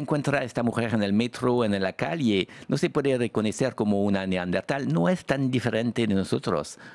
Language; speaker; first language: Spanish; non-native, fluent; French